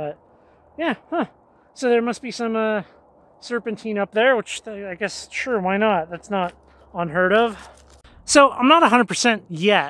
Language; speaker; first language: English; native; English